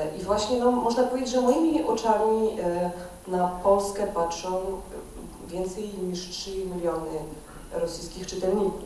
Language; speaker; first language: Polish; non-native, fluent; Russian